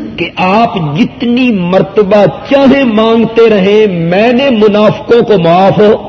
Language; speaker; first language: Urdu; non-native, local second language; Punjabi